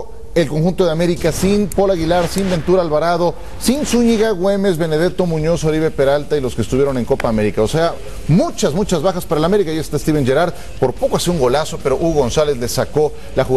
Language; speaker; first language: Spanish; native; Spanish